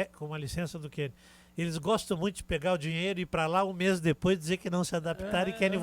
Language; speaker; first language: Portuguese; native; Portuguese